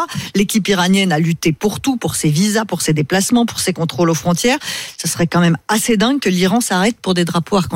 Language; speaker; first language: French; native; French